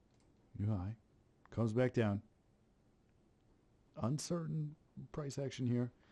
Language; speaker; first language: English; native; English